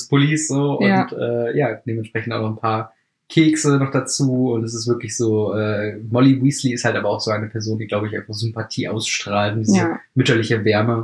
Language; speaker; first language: German; native; German